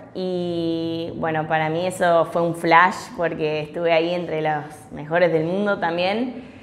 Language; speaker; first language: Spanish; early bilingual, other home language; English